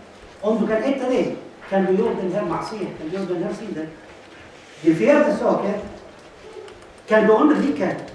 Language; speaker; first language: Swedish; non-native, fluent; Arabic